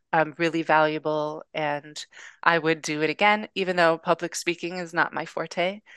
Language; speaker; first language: English; native; English